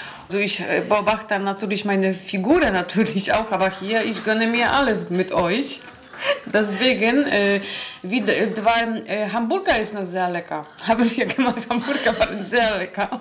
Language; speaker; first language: German; non-native, learner; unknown